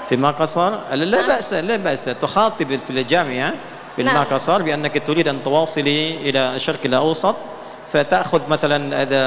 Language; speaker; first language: Arabic; non-native, fluent; Indonesian